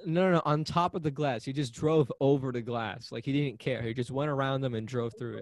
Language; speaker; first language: English; early bilingual, other home language; Spanish